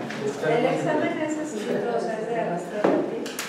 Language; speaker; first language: Spanish; native; Spanish